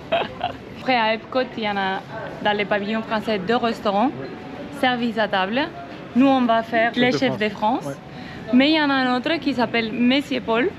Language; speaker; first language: French; non-native, fluent; Spanish